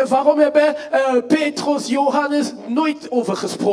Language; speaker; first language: Dutch; non-native, fluent; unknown